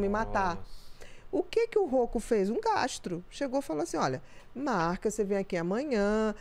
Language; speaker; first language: Portuguese; native; Portuguese